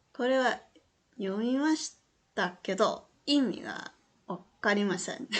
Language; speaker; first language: Japanese; non-native, learner; English